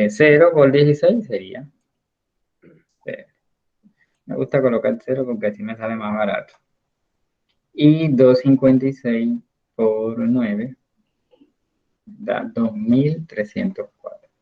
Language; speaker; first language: Spanish; native; Spanish